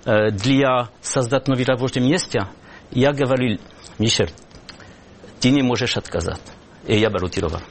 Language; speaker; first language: Russian; non-native, fluent; French